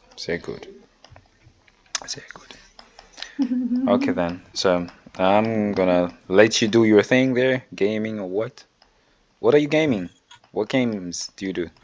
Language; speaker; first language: English; non-native, learner; Swahili